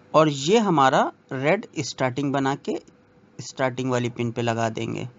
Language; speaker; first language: Hindi; native; Hindi